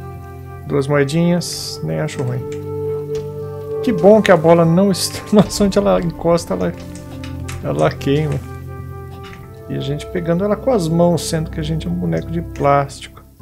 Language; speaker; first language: Portuguese; native; Portuguese